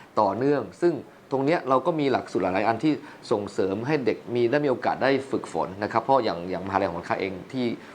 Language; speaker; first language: Thai; native; Thai